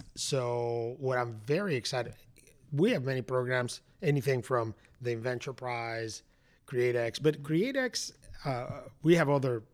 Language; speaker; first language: English; non-native, fluent; Spanish